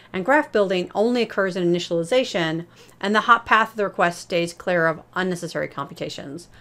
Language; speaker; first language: English; native; English